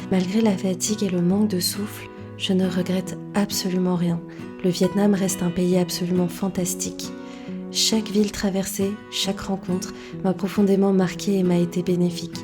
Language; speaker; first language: French; native; French